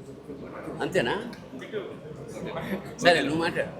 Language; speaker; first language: Telugu; native; Telugu